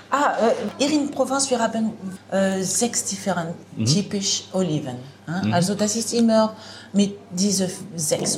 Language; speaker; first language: German; non-native, learner; French